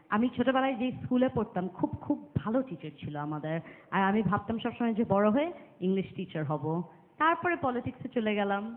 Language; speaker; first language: Bangla; early bilingual, other home language; English